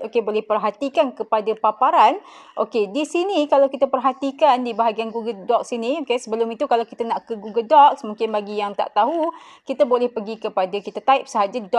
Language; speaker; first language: Malay; native; Malay